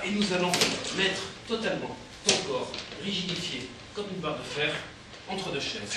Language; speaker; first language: French; native; French